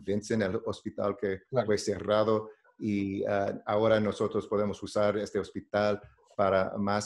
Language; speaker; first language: Spanish; non-native, learner; English